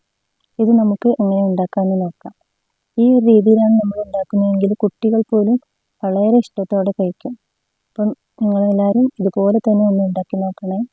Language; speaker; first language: Malayalam; native; Malayalam